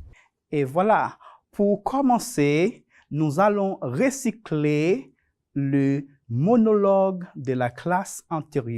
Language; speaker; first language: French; non-native, fluent; Spanish